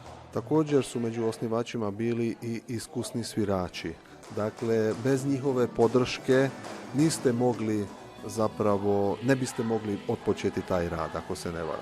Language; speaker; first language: Bosnian; native; Bosnian